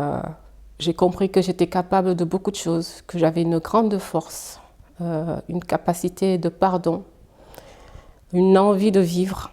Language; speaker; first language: French; early bilingual, other home language; Fula